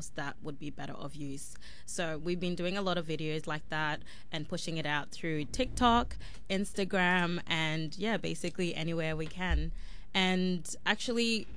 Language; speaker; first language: English; native; English